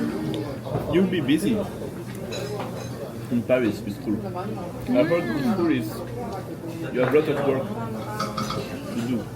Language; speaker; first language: English; non-native, fluent; French